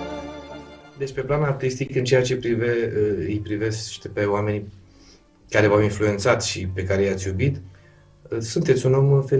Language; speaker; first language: Romanian; native; Romanian